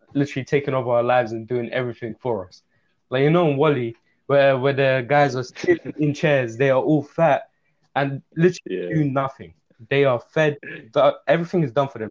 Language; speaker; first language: English; native; English